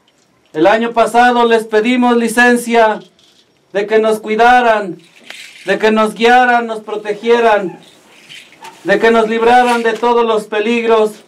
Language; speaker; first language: Spanish; native; Spanish